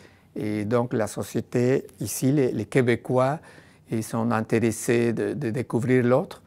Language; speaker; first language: French; non-native, fluent; Spanish